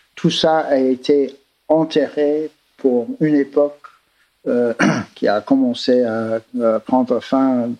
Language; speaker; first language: French; non-native, fluent; English